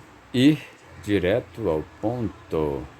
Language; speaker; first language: Portuguese; native; Portuguese